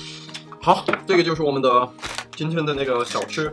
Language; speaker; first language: Chinese; non-native, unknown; Danish